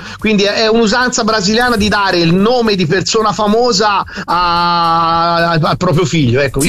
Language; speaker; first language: Italian; native; Italian